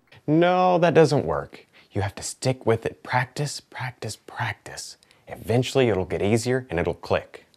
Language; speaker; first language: English; native; English